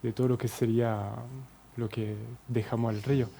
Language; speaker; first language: Spanish; non-native, fluent; French